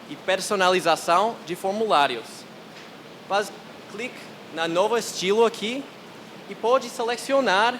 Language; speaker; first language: Portuguese; non-native, learner; English